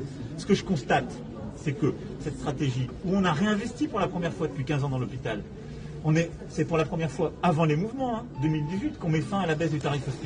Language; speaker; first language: French; native; French